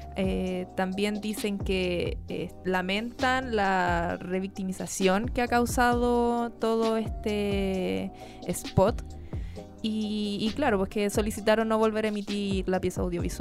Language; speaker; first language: Spanish; native; Spanish